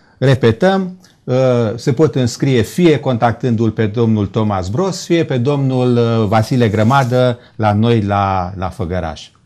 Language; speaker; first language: Romanian; native; Romanian